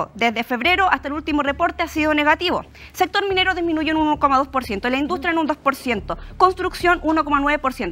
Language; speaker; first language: Spanish; native; Spanish